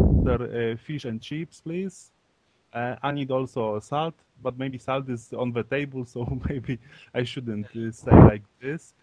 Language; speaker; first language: English; non-native, learner; Polish